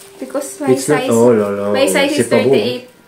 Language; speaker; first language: English; non-native, local second language; Filipino